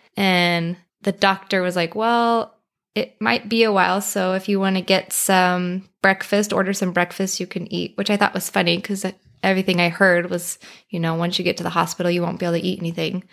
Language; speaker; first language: English; native; English